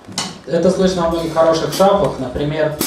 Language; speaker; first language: Russian; native; Russian